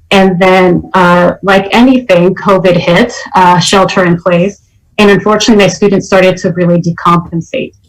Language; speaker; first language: English; native; English